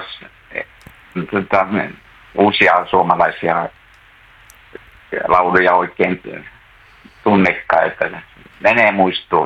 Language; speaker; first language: Finnish; native; Finnish